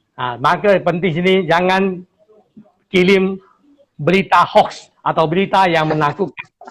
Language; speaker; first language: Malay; non-native, local second language; Chinese